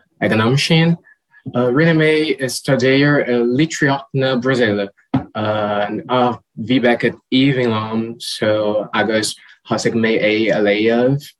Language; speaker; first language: Irish; non-native, learner; Portuguese